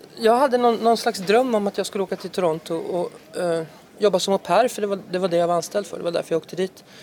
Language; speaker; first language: Swedish; native; Swedish